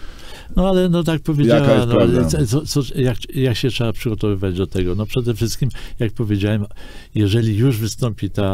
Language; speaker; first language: Polish; native; Polish